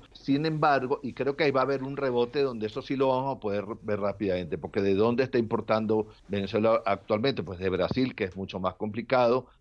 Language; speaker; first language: Spanish; native; Spanish